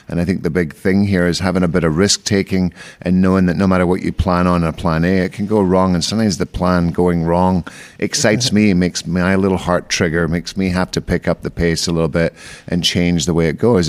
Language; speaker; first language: English; native; English